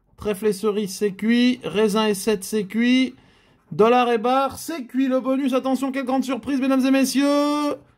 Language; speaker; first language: French; native; French